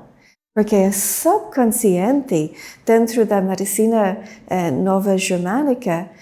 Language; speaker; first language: Portuguese; non-native, fluent; English